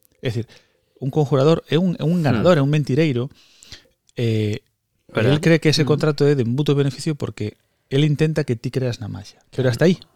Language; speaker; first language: Galician; non-native, local second language; Spanish